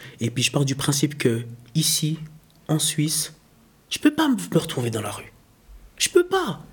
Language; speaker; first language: French; early bilingual, other home language; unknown